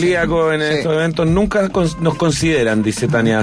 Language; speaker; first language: Spanish; native; Spanish